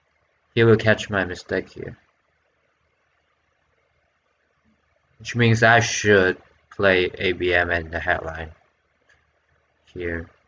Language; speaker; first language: English; non-native, fluent; Chinese